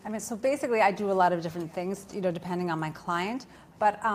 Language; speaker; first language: English; native; English